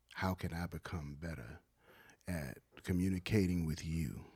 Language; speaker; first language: English; native; English